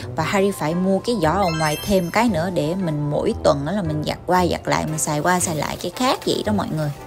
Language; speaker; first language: Vietnamese; early bilingual, heritage; Korean